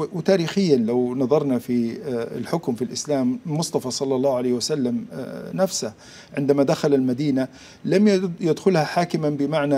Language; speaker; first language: Arabic; native; Arabic